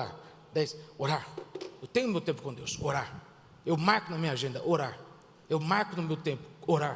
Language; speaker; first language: Portuguese; native; Portuguese